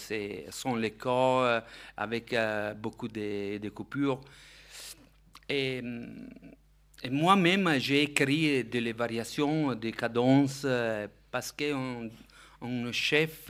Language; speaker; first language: French; non-native, fluent; Italian